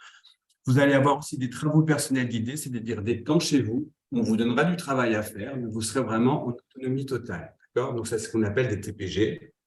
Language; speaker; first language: French; native; French